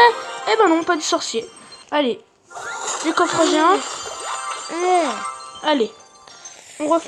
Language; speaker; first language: French; native; French